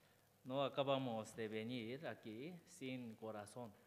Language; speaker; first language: Spanish; non-native, learner; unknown